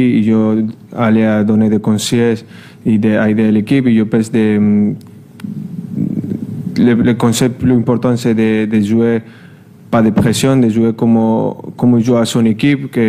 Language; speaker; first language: French; non-native, fluent; Spanish